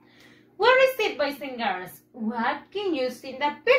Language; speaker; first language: English; non-native, fluent; Spanish